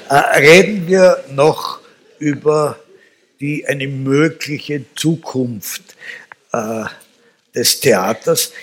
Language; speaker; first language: German; native; German